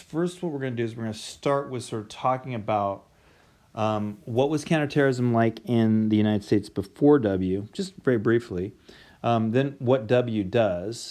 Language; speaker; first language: English; native; English